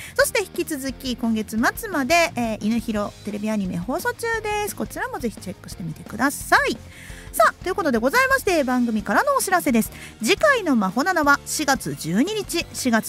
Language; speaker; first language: Japanese; native; Japanese